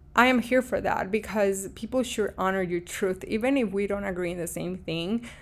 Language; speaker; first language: English; early bilingual, other home language; Spanish